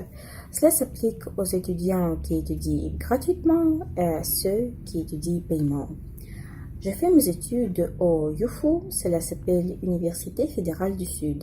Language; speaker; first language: French; non-native, fluent; Russian